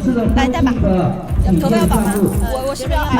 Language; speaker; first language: Chinese; native; Chinese